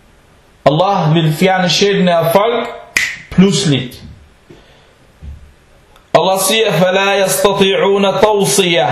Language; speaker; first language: Danish; non-native, fluent; Arabic